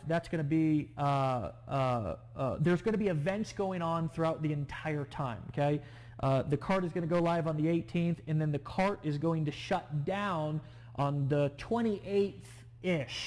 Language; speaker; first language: English; native; English